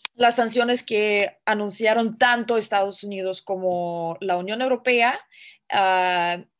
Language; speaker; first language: Spanish; non-native, fluent; Russian